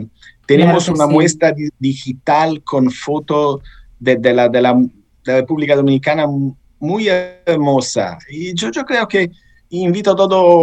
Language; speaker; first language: Spanish; non-native, fluent; Italian